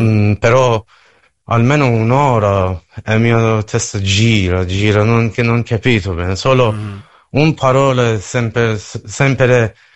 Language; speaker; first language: Italian; non-native, learner; Persian